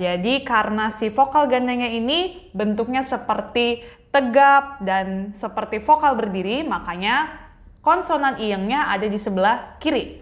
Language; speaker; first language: Indonesian; native; Indonesian